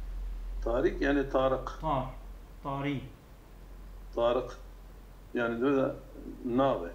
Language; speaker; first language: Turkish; non-native, local second language; Kurdish